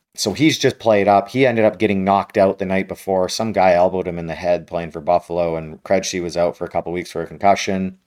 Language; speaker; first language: English; native; English